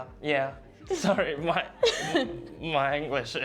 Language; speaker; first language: English; non-native, learner; Japanese